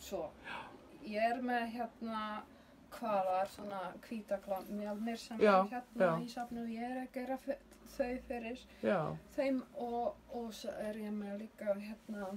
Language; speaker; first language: Icelandic; non-native, learner; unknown